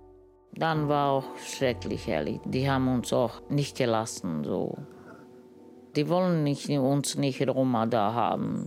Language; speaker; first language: German; non-native, learner; Romany